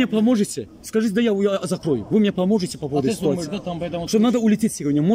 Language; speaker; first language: Russian; non-native, learner; Azerbaijani